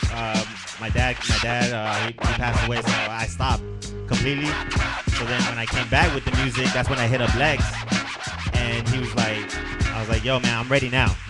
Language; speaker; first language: English; native; English